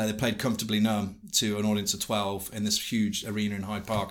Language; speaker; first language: English; native; English